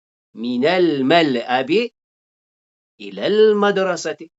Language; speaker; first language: Arabic; non-native, fluent; Urdu